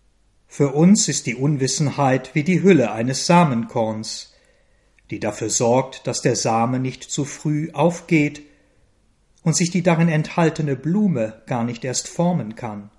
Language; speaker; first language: German; native; German